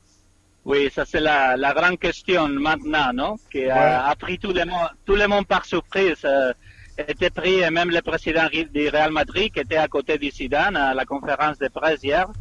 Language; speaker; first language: French; non-native, fluent; Spanish